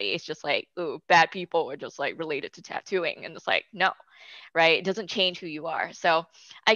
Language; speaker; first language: English; native; English